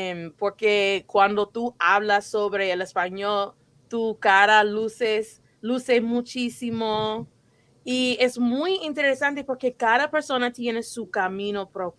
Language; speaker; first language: Spanish; non-native, fluent; English